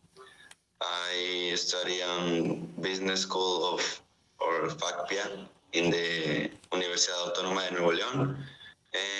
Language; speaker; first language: English; non-native, learner; Spanish